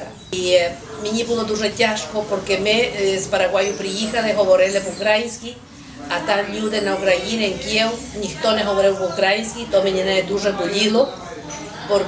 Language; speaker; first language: Ukrainian; early bilingual, heritage; Ukrainian